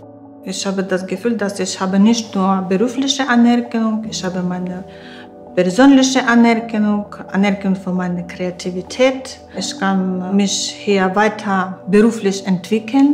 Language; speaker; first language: German; non-native, learner; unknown